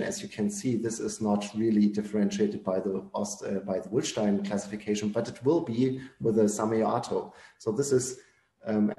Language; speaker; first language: English; non-native, fluent; German